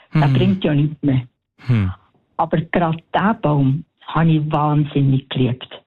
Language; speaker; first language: German; native; German